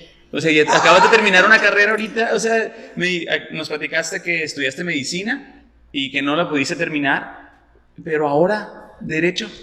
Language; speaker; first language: Spanish; native; Spanish